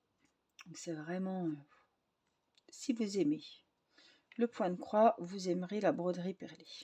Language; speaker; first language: French; native; French